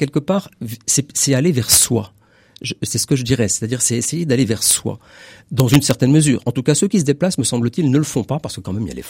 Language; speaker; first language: French; native; French